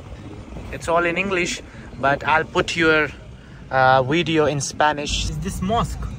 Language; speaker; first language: English; non-native, fluent; Urdu